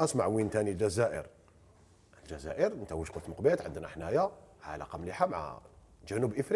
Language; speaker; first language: Arabic; native; Arabic